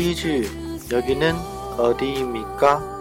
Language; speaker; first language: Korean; non-native, fluent; Chinese